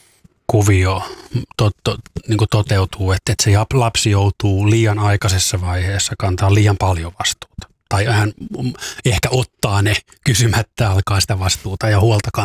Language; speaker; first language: Finnish; native; Finnish